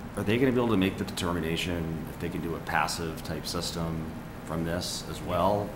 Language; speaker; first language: English; native; English